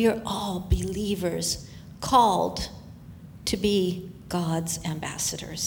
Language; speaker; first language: English; native; English